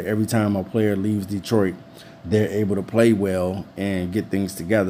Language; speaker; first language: English; native; English